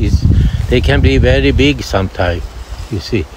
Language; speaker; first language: English; non-native, learner; Swedish